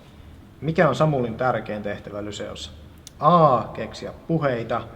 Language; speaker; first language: Finnish; native; Finnish